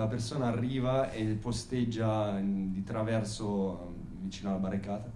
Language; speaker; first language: Italian; native; Italian